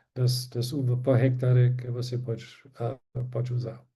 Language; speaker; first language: Portuguese; non-native, fluent; German